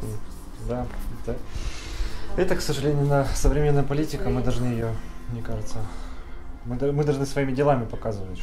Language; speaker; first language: Russian; native; Russian